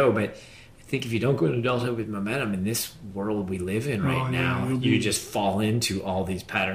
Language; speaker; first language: English; native; English